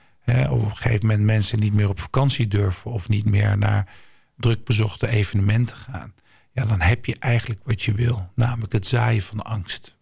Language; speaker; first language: Dutch; early bilingual, other home language; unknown